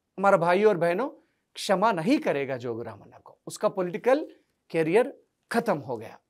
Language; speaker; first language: Hindi; non-native, local second language; Telugu